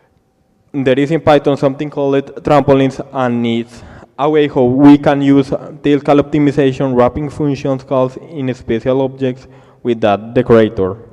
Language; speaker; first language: English; non-native, fluent; Spanish